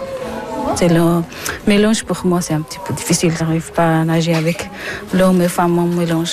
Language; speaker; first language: French; non-native, learner; Persian